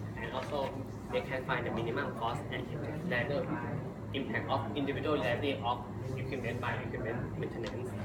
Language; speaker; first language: English; non-native, learner; Thai